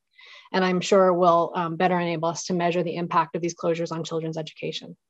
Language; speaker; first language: English; native; English